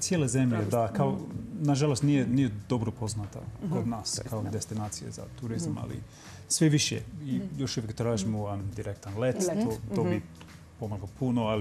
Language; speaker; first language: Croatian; non-native, fluent; English